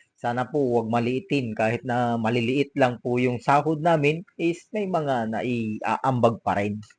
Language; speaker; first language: Filipino; native; Filipino